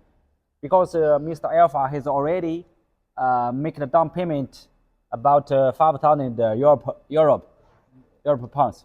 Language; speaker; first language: English; non-native, learner; Chinese